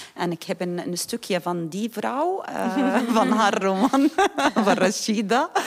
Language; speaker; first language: Dutch; non-native, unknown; Arabic